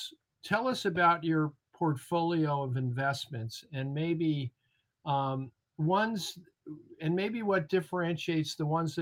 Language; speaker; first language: English; native; English